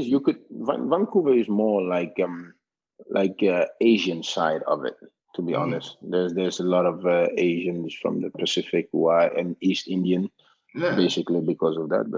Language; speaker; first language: English; non-native, fluent; Norwegian